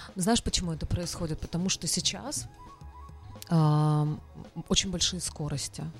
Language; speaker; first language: Russian; native; Russian